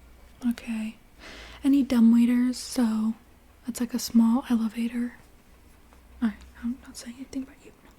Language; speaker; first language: English; native; English